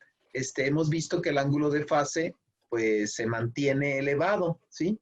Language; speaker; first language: Spanish; native; Spanish